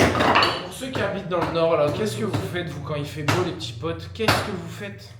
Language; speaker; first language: French; native; French